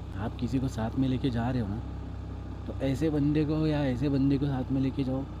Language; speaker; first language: Hindi; non-native, local second language; Marathi